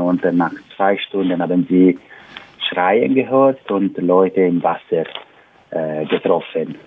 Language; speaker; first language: German; non-native, learner; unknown